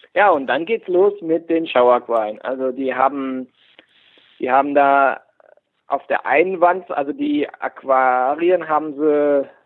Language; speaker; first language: German; native; German